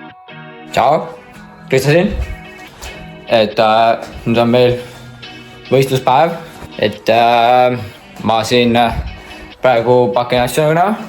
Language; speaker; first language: Estonian; native; Estonian